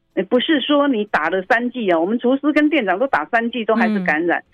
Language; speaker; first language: Chinese; native; Chinese